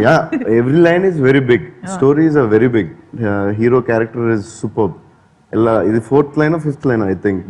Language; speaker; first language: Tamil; non-native, learner; Telugu